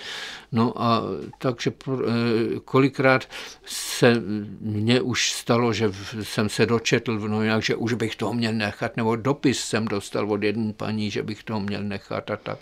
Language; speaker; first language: Czech; native; Czech